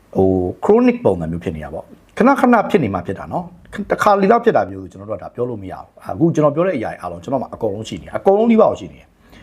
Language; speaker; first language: Burmese; native; Burmese